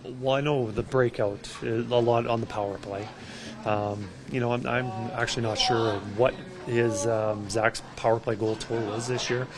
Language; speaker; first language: English; native; English